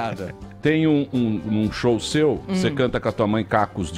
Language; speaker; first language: Portuguese; native; Portuguese